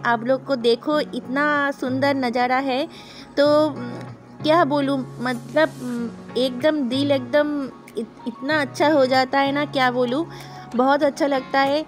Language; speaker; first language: Hindi; non-native, local second language; Bangla